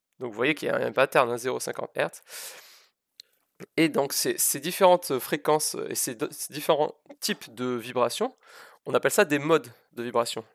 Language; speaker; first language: French; native; French